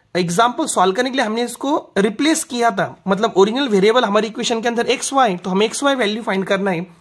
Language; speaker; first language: Hindi; non-native, local second language; Marathi